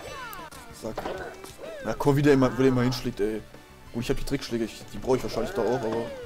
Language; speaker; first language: German; native; German